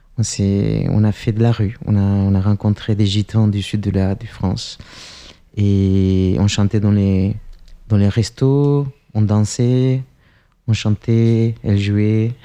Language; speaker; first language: French; non-native, fluent; Spanish